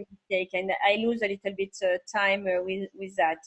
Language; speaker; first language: English; non-native, learner; French